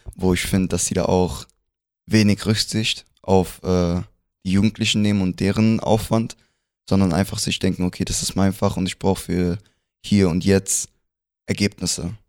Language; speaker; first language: German; early bilingual, other home language; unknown